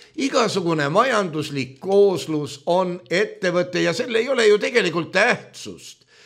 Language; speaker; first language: Estonian; native; Estonian